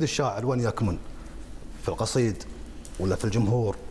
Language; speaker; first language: Arabic; native; Arabic